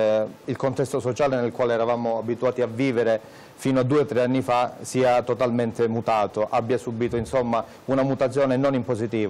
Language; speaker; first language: Italian; native; Italian